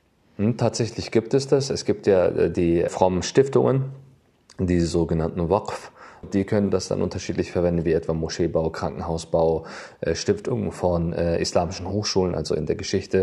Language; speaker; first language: German; native; German